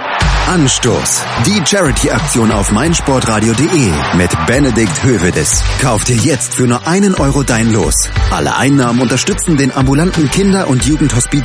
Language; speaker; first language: German; native; German